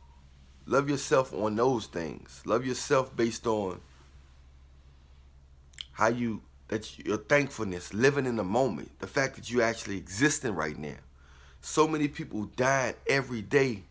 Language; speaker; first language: English; native; English